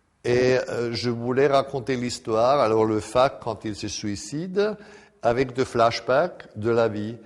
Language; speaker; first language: French; non-native, fluent; German